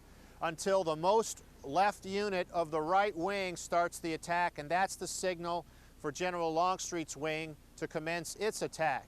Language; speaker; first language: English; native; English